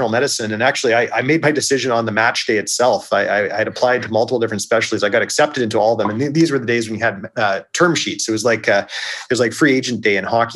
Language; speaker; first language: English; native; English